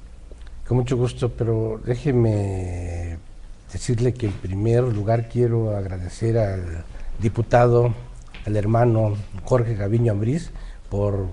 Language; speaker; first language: Spanish; native; Spanish